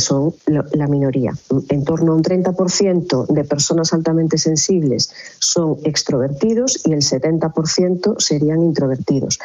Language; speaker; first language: Spanish; native; Spanish